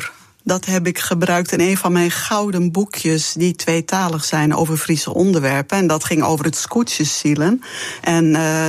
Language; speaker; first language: Dutch; non-native, local second language; Western Frisian